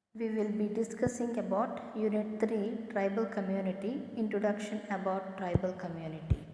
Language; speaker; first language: English; non-native, local second language; Kannada